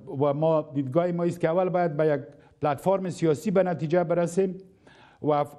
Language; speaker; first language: Persian; non-native, local second language; Pashto